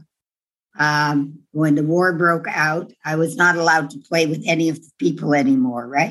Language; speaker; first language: English; non-native, fluent; Dutch